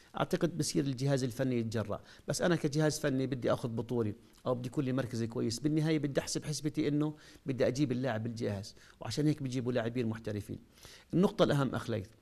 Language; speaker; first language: Arabic; native; Arabic